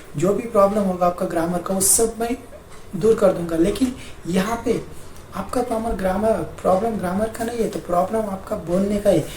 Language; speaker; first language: Hindi; non-native, local second language; Marathi